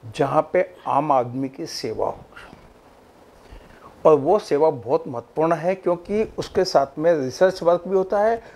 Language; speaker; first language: Hindi; native; Hindi